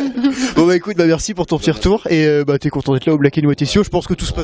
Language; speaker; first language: French; native; French